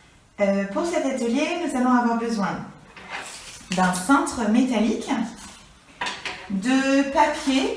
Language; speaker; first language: French; native; French